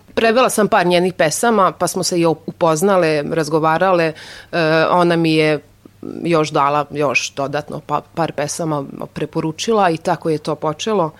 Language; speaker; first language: Serbian; non-native, local second language; Hungarian